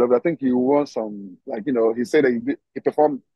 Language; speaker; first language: English; non-native, local second language; Igbo